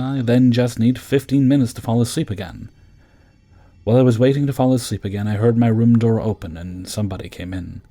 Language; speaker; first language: English; native; English